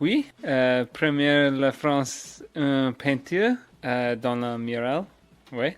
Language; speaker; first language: French; non-native, learner; English